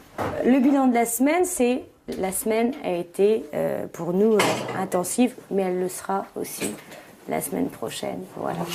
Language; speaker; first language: French; native; French